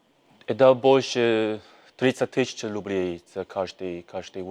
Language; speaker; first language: Russian; non-native, learner; Chinese